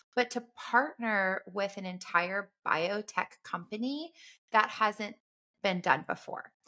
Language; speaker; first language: English; native; English